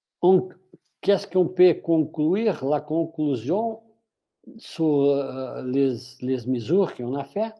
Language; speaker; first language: French; non-native, fluent; Portuguese